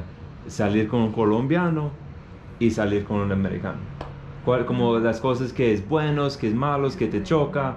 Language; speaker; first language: Spanish; non-native, learner; English